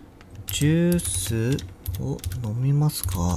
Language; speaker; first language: Japanese; non-native, learner; English